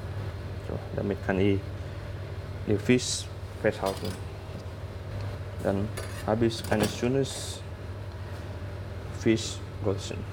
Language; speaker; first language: German; non-native, learner; Indonesian